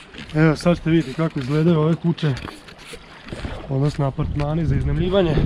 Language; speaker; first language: Croatian; native; Croatian